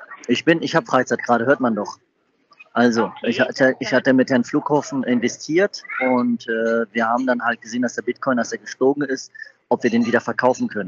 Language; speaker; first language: German; native; German